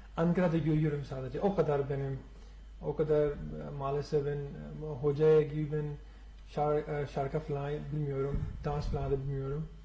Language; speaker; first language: Turkish; non-native, learner; Urdu